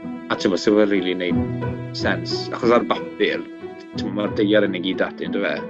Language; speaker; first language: Welsh; native; Welsh